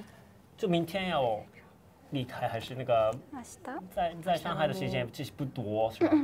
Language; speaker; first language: Chinese; non-native, fluent; Japanese